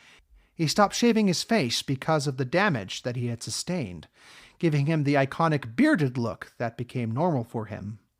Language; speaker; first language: English; native; English